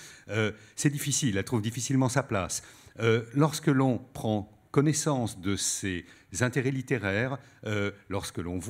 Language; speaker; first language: French; native; French